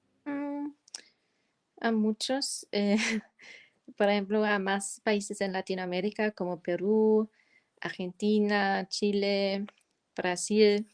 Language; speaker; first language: Spanish; non-native, fluent; German